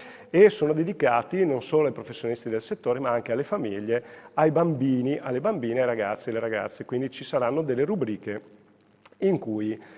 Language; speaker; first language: Italian; native; Italian